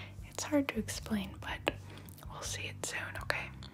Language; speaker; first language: English; native; English